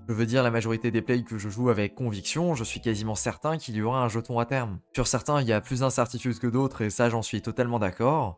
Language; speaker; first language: French; native; French